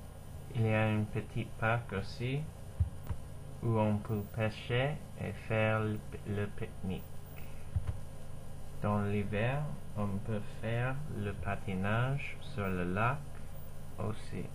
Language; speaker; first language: French; non-native, learner; English